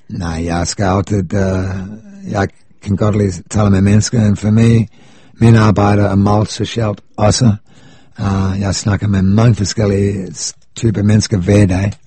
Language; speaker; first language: Danish; non-native, fluent; English